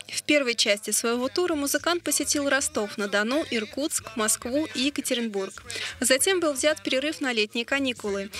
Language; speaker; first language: Russian; native; Russian